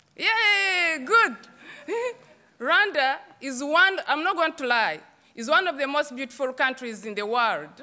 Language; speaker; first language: English; non-native, local second language; Kinyarwanda